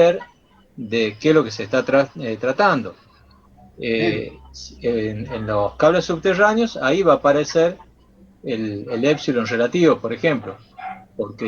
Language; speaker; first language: Spanish; native; Spanish